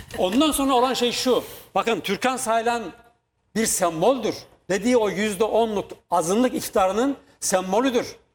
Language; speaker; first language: Turkish; native; Turkish